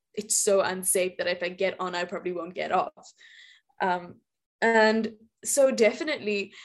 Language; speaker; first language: English; native; English